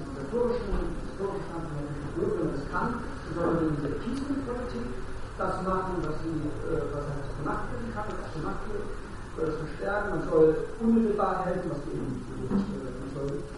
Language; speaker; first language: German; native; German